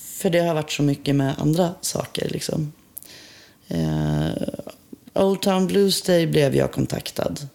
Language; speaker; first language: Swedish; native; Swedish